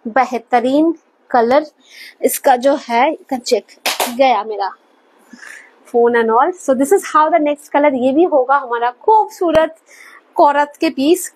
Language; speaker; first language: Hindi; non-native, local second language; Bangla